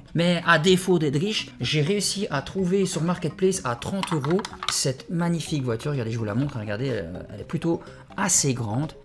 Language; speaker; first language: French; native; French